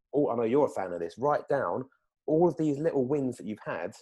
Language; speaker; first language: English; native; English